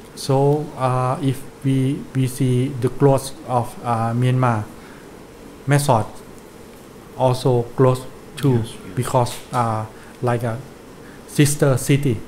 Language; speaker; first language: English; non-native, learner; Thai